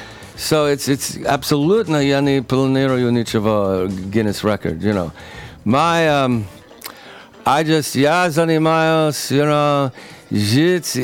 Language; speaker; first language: Russian; non-native, learner; English